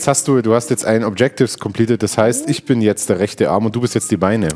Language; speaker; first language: German; native; German